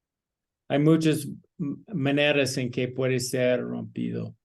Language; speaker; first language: Spanish; non-native, learner; English